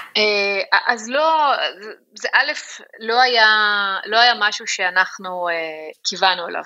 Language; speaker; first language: Hebrew; native; Hebrew